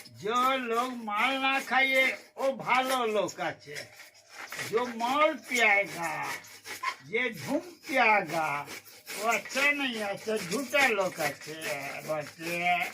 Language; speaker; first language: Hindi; non-native, local second language; Bangla